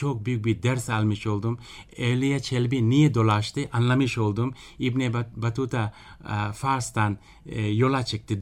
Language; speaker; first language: Turkish; non-native, fluent; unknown